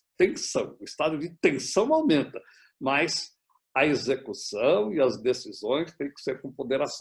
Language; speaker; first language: Portuguese; native; Portuguese